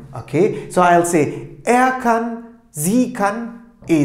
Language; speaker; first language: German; non-native, fluent; Turkish